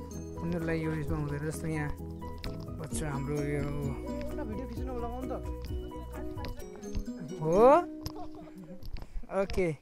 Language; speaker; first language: Nepali; native; Nepali